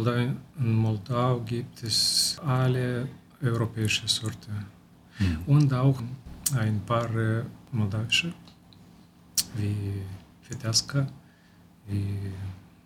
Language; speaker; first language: German; non-native, local second language; Romanian